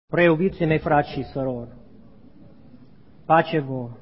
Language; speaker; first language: Romanian; non-native, learner; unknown